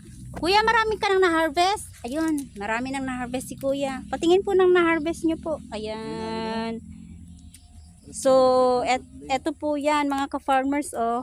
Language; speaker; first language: Filipino; non-native, local second language; Cebuano